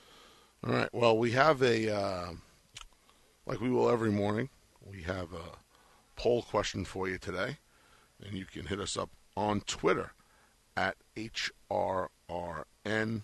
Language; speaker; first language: English; native; English